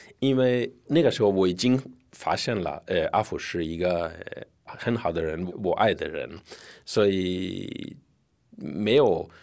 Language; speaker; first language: Chinese; non-native, fluent; Danish